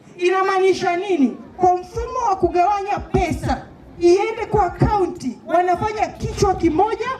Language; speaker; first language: Swahili; non-native, local second language; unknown